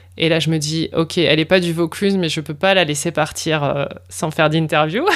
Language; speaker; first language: French; native; French